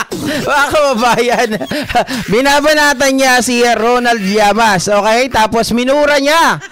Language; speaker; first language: Filipino; native; Filipino